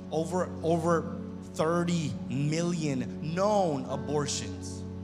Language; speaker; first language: English; early bilingual, other home language; Spanish